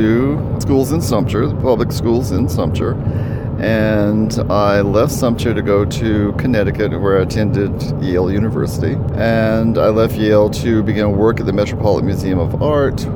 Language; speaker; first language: English; native; English